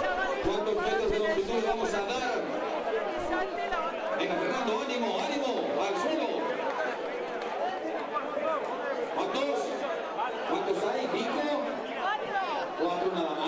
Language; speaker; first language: Spanish; native; Spanish